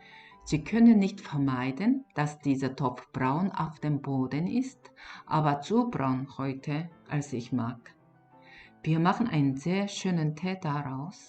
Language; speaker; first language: German; non-native, learner; Korean